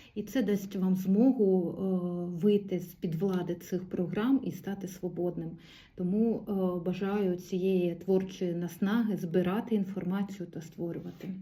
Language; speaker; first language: Ukrainian; non-native, local second language; Russian